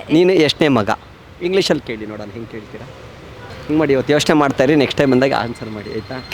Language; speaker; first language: Kannada; native; Kannada